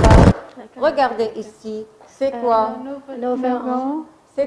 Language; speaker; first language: French; non-native, fluent; Arabic